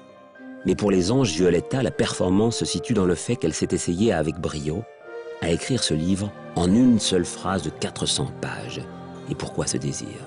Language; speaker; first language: French; native; French